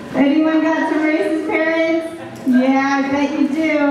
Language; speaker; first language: English; native; English